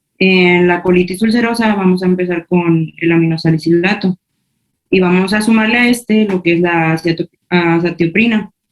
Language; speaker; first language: Spanish; native; Spanish